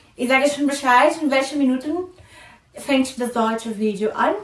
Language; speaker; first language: German; non-native, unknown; Portuguese